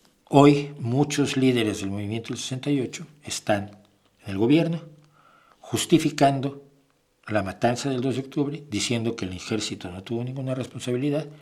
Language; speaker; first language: Spanish; native; Spanish